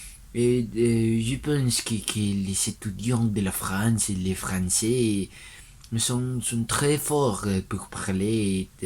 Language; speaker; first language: French; non-native, learner; Spanish